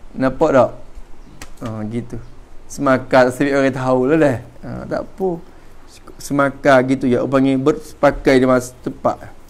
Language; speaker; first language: Malay; native; Malay